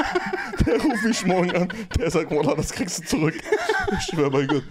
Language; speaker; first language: German; native; German